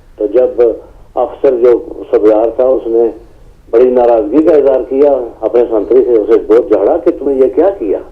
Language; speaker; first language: Urdu; native; Urdu